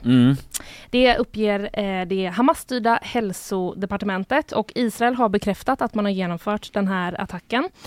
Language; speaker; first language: Swedish; native; Swedish